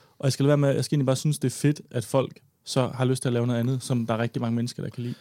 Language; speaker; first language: Danish; native; Danish